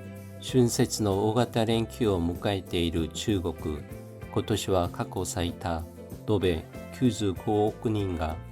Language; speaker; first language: Japanese; non-native, fluent; Korean